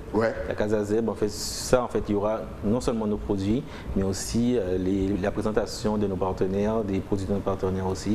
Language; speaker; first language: French; native; French